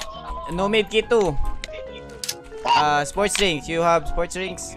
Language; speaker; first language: English; non-native, local second language; Filipino